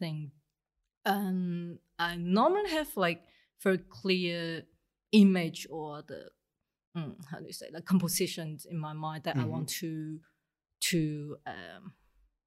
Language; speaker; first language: English; non-native, local second language; Cantonese